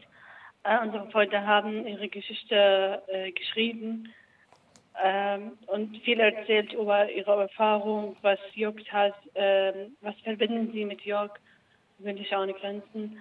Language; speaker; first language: German; non-native, learner; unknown